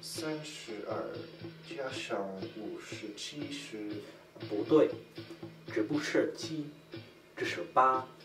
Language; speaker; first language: Chinese; non-native, learner; English